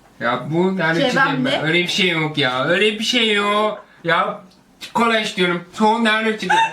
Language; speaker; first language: Turkish; non-native, learner; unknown